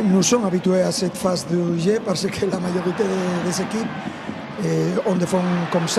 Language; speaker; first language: French; non-native, fluent; Spanish